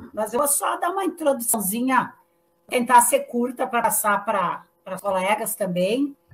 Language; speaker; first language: Portuguese; native; Portuguese